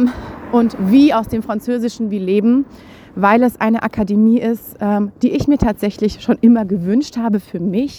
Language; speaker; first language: German; native; German